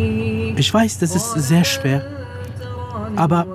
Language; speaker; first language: German; non-native, fluent; Kurdish